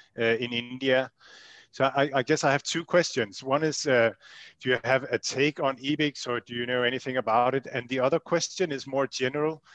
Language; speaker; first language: English; non-native, fluent; Danish